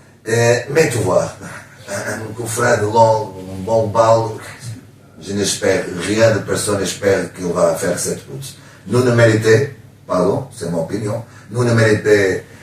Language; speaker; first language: French; non-native, learner; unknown